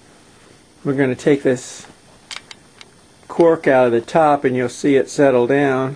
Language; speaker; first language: English; native; English